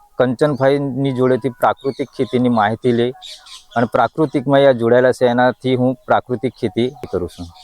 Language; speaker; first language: Gujarati; non-native, local second language; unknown